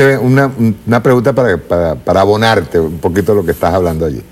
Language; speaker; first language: Spanish; native; Spanish